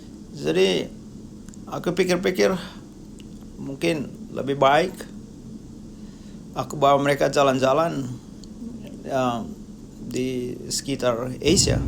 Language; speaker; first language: Indonesian; non-native, local second language; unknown